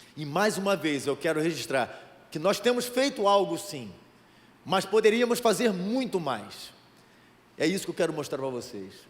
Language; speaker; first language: Portuguese; native; Portuguese